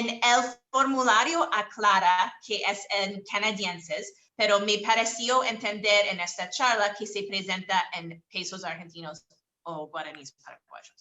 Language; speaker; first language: Spanish; non-native, fluent; English